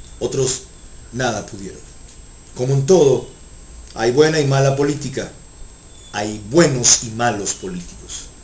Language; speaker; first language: Spanish; native; Spanish